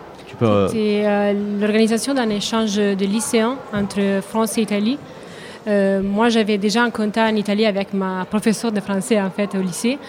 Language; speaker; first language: French; non-native, learner; Italian